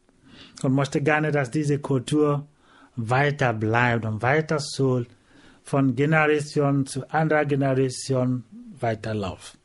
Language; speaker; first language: German; non-native, learner; Igbo